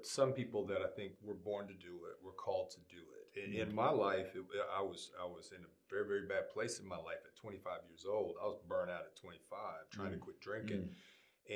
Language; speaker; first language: English; native; English